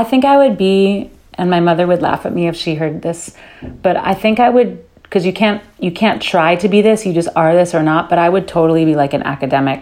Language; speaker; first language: English; early bilingual, other home language; Dutch